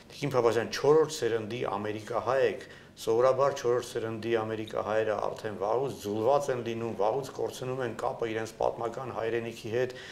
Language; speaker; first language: Armenian; native; Armenian